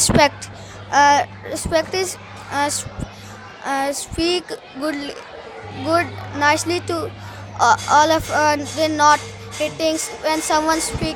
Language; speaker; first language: English; non-native, learner; Hindi